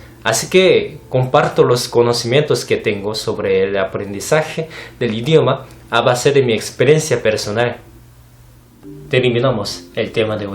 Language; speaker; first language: Spanish; non-native, fluent; Korean